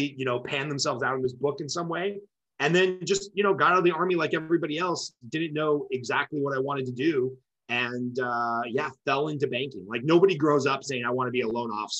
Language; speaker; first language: English; native; English